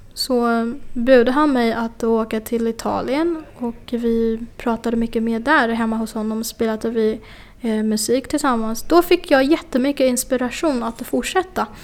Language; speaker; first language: Swedish; non-native, fluent; Chinese